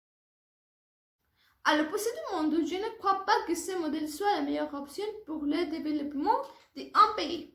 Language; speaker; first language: French; non-native, learner; Spanish